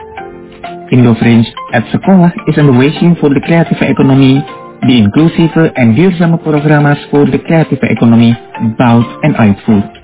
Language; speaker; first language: Dutch; non-native, fluent; Indonesian